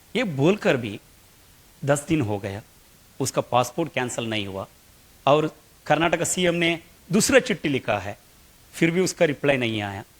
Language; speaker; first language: Hindi; non-native, local second language; Kannada